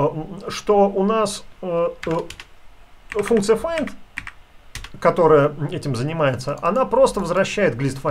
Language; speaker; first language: Russian; native; Russian